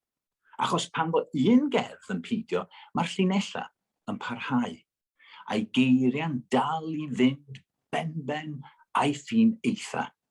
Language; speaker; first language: Welsh; native; Welsh